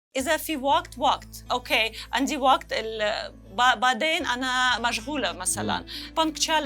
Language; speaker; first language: Arabic; non-native, learner; Russian